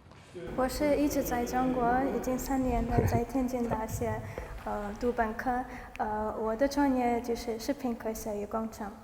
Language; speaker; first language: Chinese; non-native, learner; Turkmen